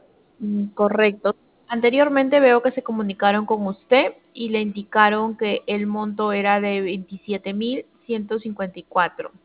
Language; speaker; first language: Spanish; native; Spanish